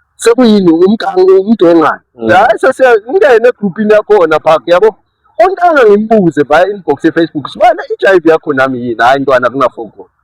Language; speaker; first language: Zulu; native; Zulu